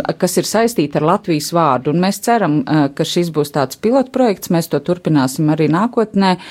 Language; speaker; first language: Latvian; native; Latvian